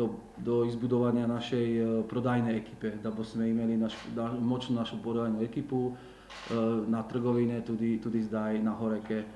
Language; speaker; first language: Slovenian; non-native, learner; Slovak